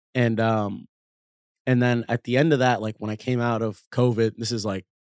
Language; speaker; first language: English; early bilingual, other home language; Arabic